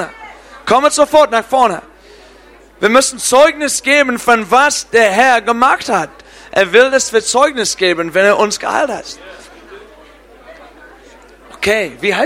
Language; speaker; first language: German; non-native, learner; English